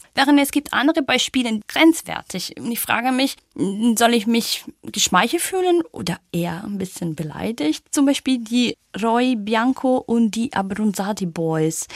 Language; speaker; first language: German; non-native, fluent; Italian